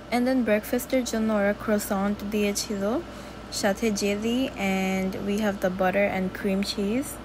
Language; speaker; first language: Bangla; early bilingual, heritage; Bangla